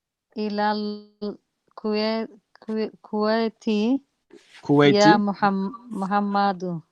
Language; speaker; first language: Arabic; non-native, learner; English